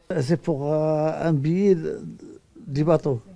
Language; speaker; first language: French; non-native, local second language; Arabic